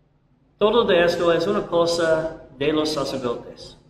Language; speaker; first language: Spanish; non-native, learner; English